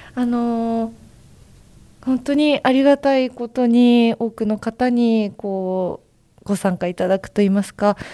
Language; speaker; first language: Japanese; native; Japanese